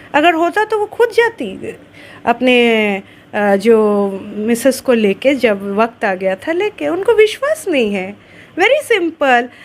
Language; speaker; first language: Hindi; non-native, local second language; Bangla